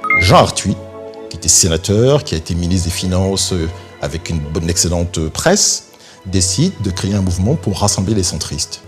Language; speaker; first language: French; early bilingual, other home language; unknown